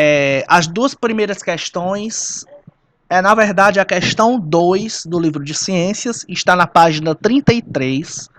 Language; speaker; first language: Portuguese; native; Portuguese